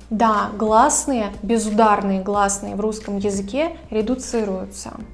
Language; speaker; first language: Russian; native; Russian